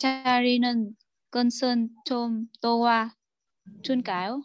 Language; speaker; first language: Korean; non-native, learner; Vietnamese